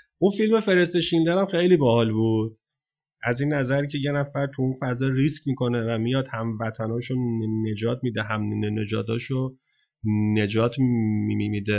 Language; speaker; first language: Persian; native; Persian